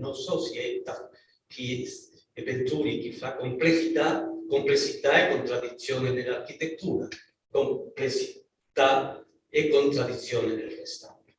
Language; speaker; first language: Italian; non-native, learner; Spanish